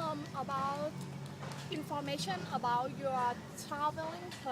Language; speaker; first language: English; non-native, learner; Thai